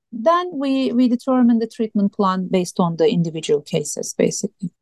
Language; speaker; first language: English; non-native, fluent; Turkish